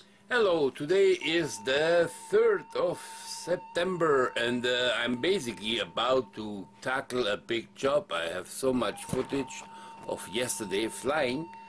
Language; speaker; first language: English; non-native, fluent; German